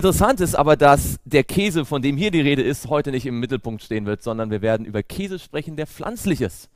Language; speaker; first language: German; native; German